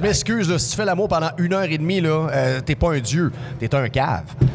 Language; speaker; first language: French; native; French